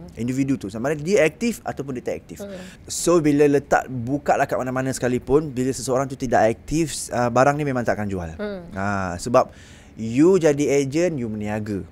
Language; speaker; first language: Malay; native; Malay